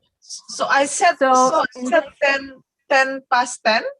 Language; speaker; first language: English; non-native, learner; Indonesian